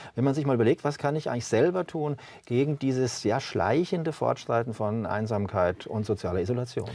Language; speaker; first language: German; native; German